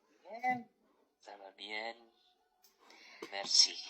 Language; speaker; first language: French; non-native, learner; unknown